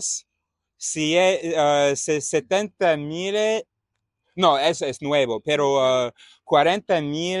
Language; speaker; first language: Spanish; non-native, learner; English